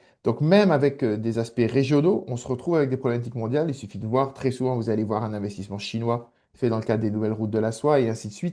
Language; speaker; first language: French; native; French